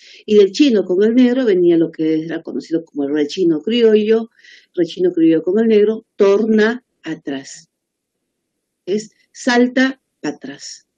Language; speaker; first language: Spanish; native; Spanish